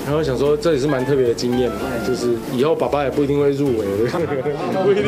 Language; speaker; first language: Chinese; native; Chinese